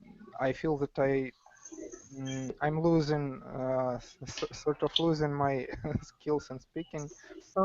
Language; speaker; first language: English; non-native, learner; Russian